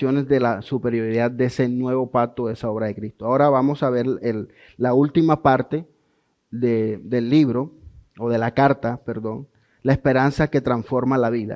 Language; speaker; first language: Spanish; native; Spanish